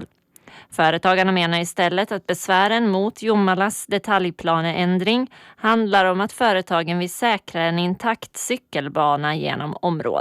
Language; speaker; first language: Swedish; native; Swedish